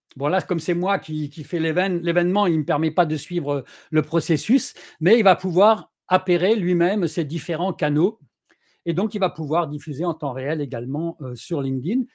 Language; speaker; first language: French; native; French